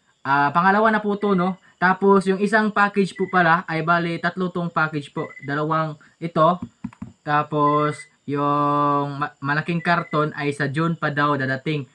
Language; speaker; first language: Filipino; native; Filipino